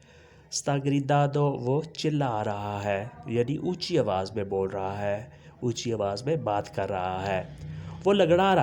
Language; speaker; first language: Hindi; non-native, local second language; Punjabi